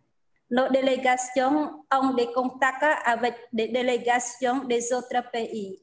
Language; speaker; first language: French; non-native, fluent; Khmer